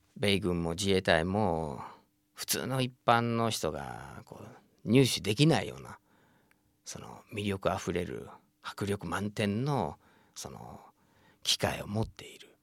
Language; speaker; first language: Japanese; non-native, fluent; English